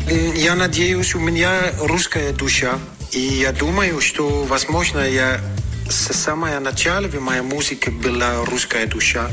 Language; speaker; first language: Russian; non-native, fluent; Danish